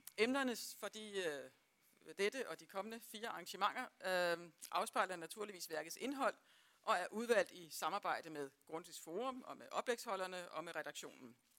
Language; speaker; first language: Danish; native; Danish